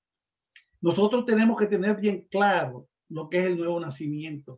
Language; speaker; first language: Spanish; native; Spanish